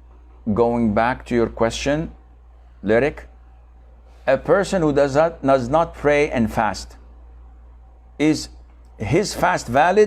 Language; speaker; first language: English; non-native, fluent; Arabic